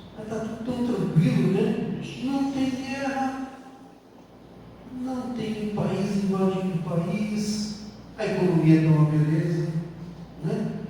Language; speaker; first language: Portuguese; native; Portuguese